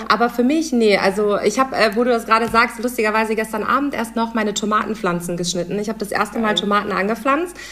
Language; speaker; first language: German; native; German